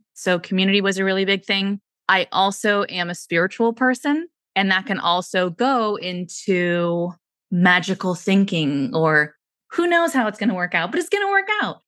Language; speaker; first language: English; native; English